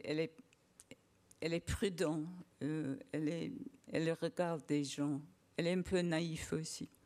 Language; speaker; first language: French; non-native, learner; English